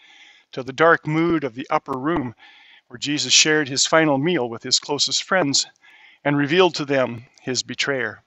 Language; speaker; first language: English; native; English